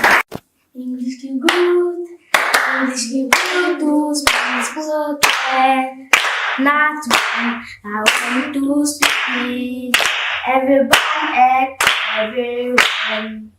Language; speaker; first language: English; non-native, learner; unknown